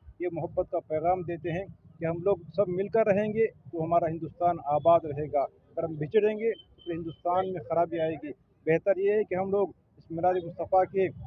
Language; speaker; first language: Urdu; native; Urdu